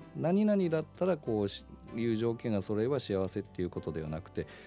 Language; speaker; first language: Japanese; native; Japanese